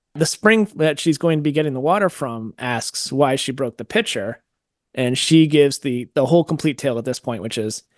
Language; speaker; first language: English; native; English